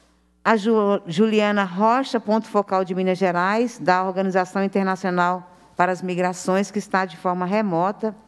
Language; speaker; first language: Portuguese; native; Portuguese